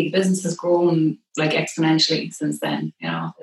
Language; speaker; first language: English; native; English